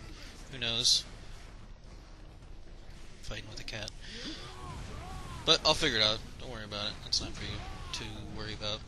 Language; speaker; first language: English; native; English